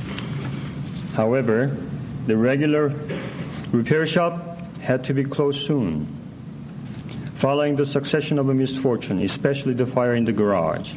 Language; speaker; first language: English; non-native, learner; Korean